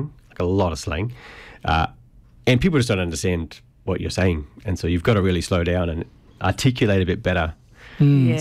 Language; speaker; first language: English; native; English